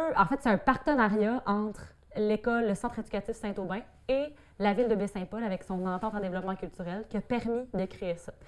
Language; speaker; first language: French; native; French